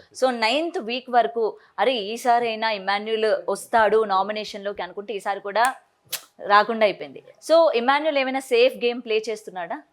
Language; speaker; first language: Telugu; native; Telugu